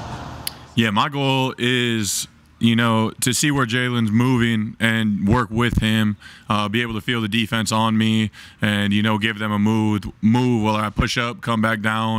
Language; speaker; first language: English; native; English